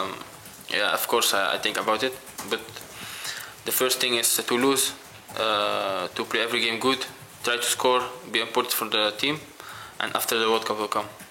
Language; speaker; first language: English; non-native, fluent; Dutch